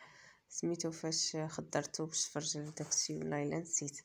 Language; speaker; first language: Arabic; native; Arabic